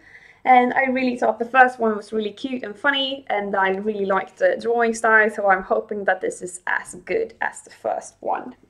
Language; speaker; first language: English; non-native, fluent; Swedish